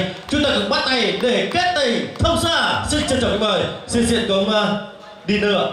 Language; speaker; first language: Vietnamese; native; Vietnamese